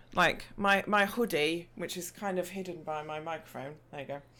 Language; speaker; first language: English; native; English